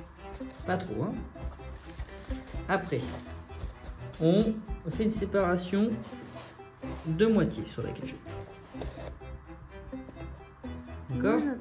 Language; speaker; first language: French; native; French